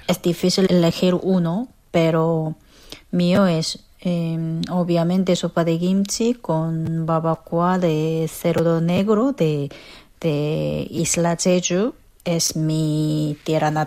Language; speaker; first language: Spanish; non-native, fluent; Korean